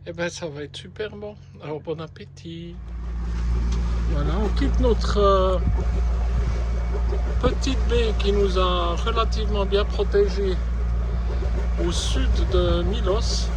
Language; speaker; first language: French; native; French